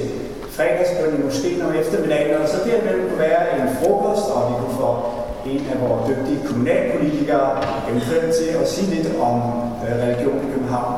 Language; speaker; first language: Danish; native; Danish